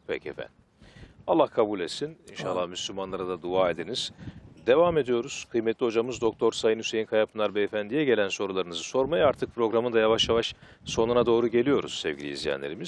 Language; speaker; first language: Turkish; native; Turkish